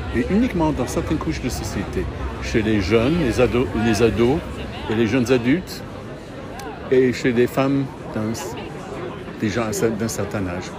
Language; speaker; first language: French; non-native, fluent; English